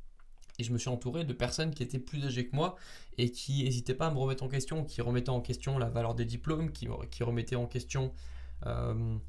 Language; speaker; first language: French; native; French